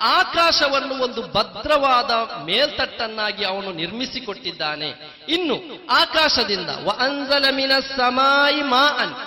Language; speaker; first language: Kannada; non-native, local second language; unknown